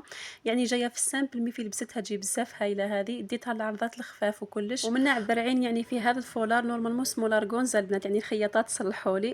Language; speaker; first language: Arabic; native; Arabic